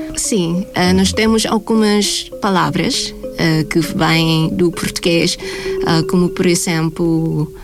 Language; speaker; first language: Portuguese; non-native, fluent; Thai